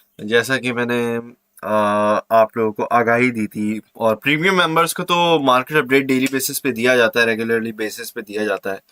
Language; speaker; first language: Urdu; native; Urdu